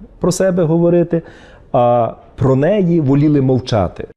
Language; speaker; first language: Ukrainian; native; Ukrainian